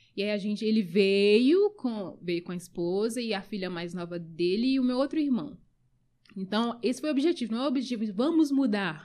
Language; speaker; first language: Portuguese; early bilingual, other home language; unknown